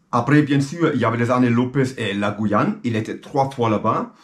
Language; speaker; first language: French; non-native, fluent; German